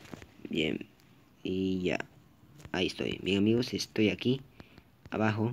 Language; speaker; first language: Spanish; native; Spanish